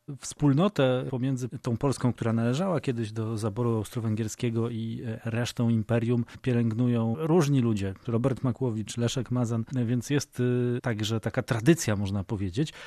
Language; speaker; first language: Polish; native; Polish